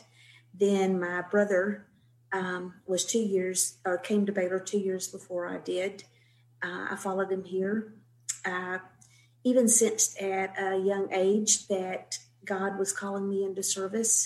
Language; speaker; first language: English; native; English